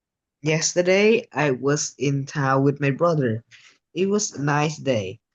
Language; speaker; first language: English; non-native, learner; Vietnamese